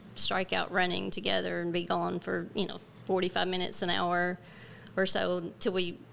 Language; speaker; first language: English; native; English